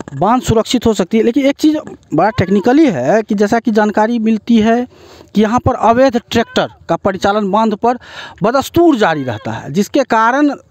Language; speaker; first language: Hindi; native; Hindi